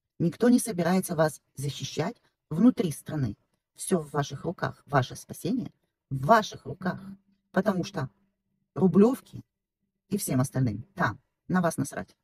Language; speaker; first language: Russian; native; Russian